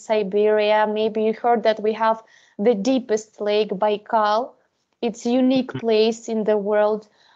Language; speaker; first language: English; non-native, fluent; Russian